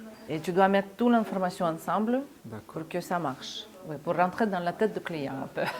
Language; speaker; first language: French; non-native, fluent; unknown